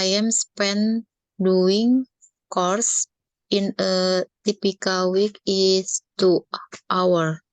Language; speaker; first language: English; non-native, learner; Indonesian